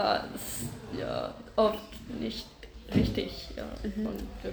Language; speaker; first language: German; non-native, learner; French